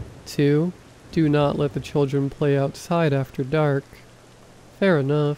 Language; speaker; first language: English; native; English